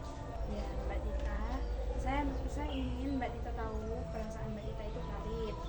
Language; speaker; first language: Indonesian; native; Indonesian